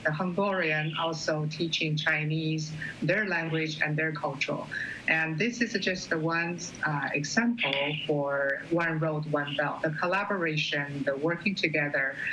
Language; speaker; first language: English; non-native, fluent; Chinese